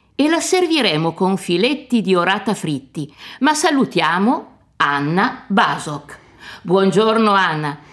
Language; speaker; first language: Italian; native; Italian